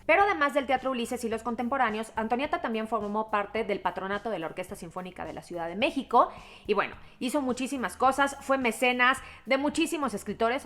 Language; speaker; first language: Spanish; native; Spanish